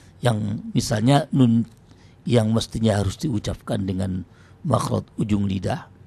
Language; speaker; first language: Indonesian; non-native, local second language; Javanese